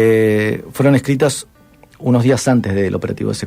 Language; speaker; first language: Spanish; native; Spanish